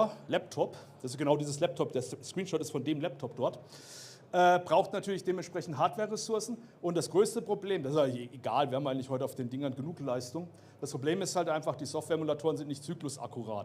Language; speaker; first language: German; native; German